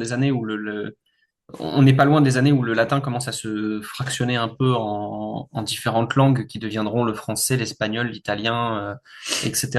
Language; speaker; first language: French; native; French